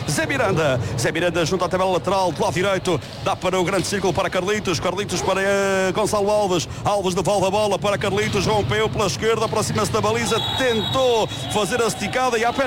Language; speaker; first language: Portuguese; native; Portuguese